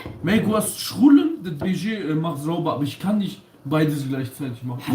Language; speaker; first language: German; early bilingual, other home language; Kurdish